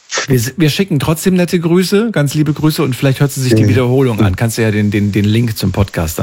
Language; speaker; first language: German; native; German